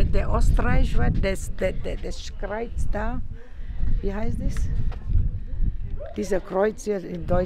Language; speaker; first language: German; non-native, learner; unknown